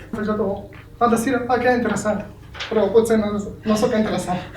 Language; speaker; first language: Catalan; non-native, learner; Arabic